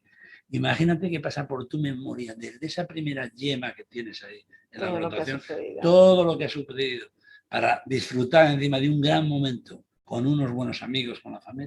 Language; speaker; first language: Spanish; native; Spanish